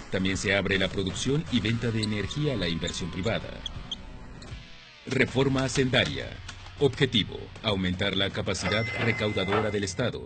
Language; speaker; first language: Spanish; native; Spanish